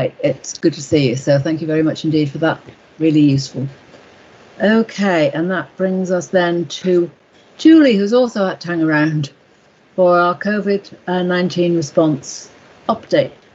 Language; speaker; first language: English; native; English